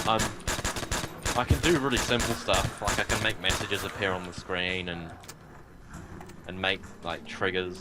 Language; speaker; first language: English; native; English